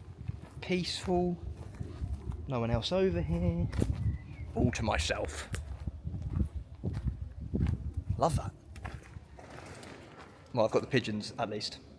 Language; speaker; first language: English; native; English